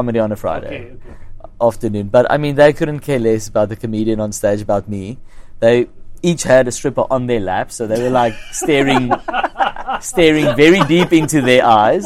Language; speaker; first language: English; non-native, local second language; Afrikaans